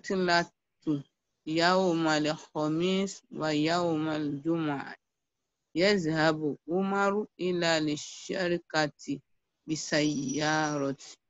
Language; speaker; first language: Arabic; non-native, learner; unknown